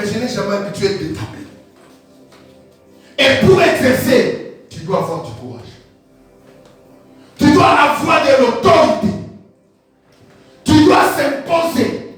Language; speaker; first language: French; non-native, local second language; Lingala